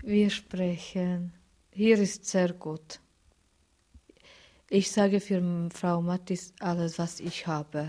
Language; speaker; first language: German; non-native, learner; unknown